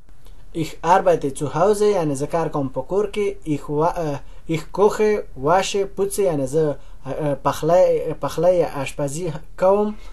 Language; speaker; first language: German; non-native, learner; Pashto